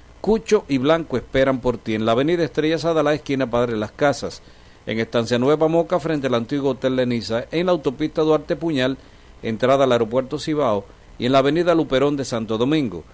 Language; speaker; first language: Spanish; native; Spanish